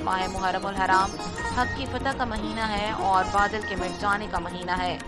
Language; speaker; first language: Urdu; native; Urdu